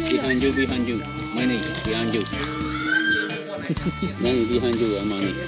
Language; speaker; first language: English; non-native, learner; Khmer